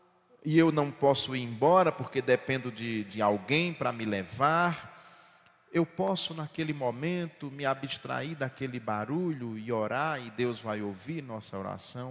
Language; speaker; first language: Portuguese; native; Portuguese